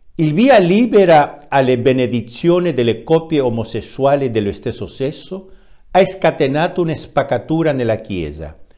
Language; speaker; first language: Italian; non-native, fluent; Spanish